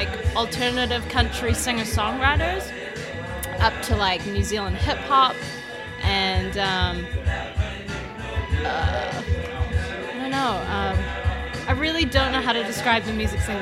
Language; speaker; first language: English; native; English